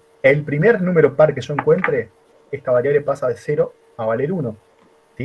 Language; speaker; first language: Spanish; native; Spanish